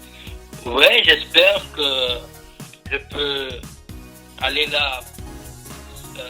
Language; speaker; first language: French; non-native, learner; Albanian